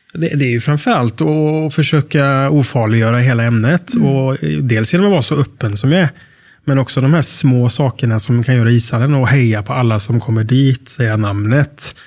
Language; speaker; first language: Swedish; native; Swedish